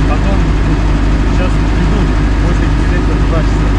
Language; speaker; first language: Russian; non-native, local second language; Uzbek